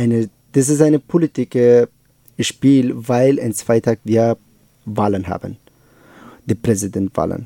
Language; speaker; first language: German; non-native, learner; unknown